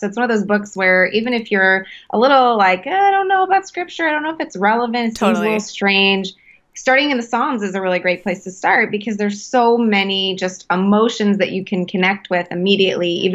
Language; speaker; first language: English; native; English